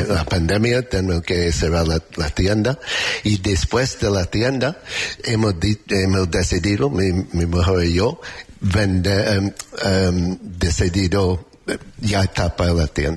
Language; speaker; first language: Spanish; non-native, learner; English